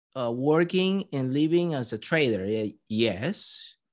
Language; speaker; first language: English; non-native, fluent; Spanish